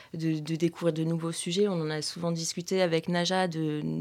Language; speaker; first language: French; native; French